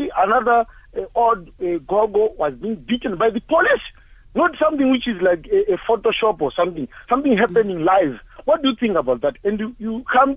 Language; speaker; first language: English; non-native, local second language; Shona